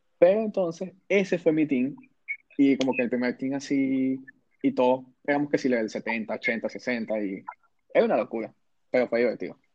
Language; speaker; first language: Spanish; native; Spanish